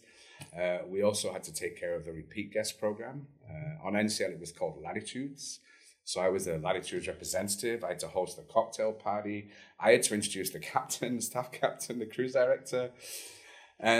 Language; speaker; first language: English; native; English